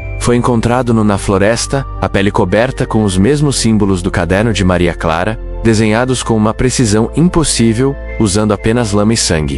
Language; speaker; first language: Portuguese; native; Portuguese